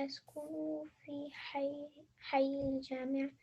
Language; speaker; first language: Arabic; non-native, learner; English